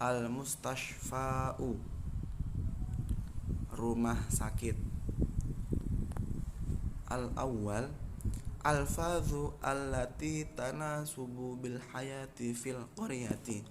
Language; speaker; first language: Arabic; non-native, learner; Indonesian